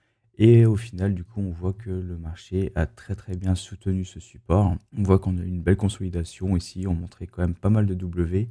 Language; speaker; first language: French; native; French